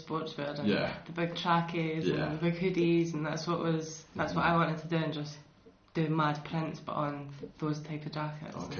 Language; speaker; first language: English; native; English